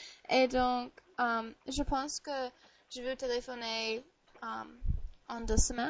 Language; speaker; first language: French; non-native, learner; English